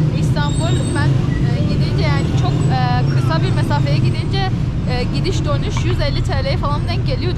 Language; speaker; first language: Turkish; non-native, fluent; Persian